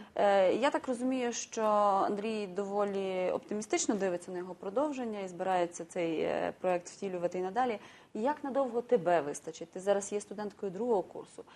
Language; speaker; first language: Ukrainian; native; Ukrainian